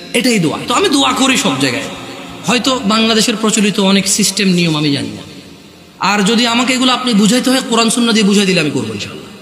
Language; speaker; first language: Bangla; early bilingual, heritage; Bangla